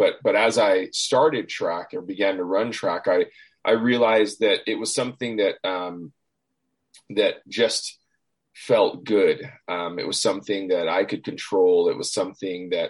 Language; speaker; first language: English; native; English